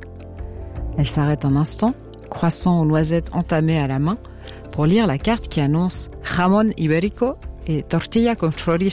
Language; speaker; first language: French; native; French